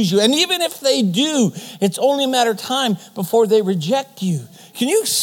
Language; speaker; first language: English; non-native, fluent; German